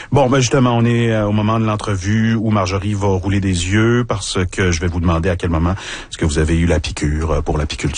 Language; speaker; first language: French; native; French